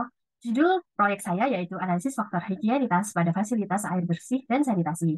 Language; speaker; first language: Indonesian; native; Indonesian